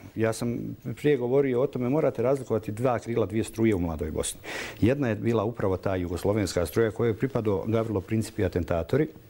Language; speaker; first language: Croatian; native; Croatian